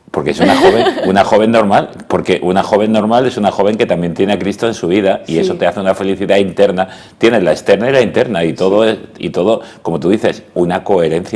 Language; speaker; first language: Spanish; native; Spanish